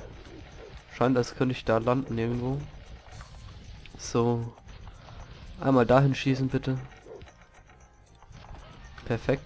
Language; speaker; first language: German; native; German